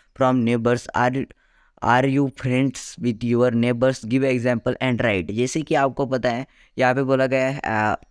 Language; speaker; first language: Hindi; non-native, local second language; Marathi